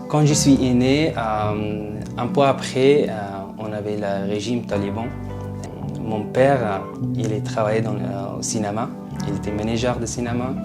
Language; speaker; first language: French; non-native, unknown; Persian